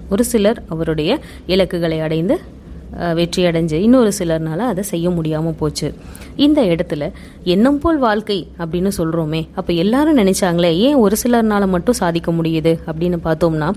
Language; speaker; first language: Tamil; native; Tamil